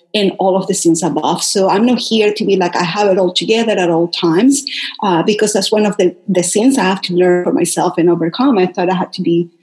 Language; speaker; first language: English; non-native, fluent; Spanish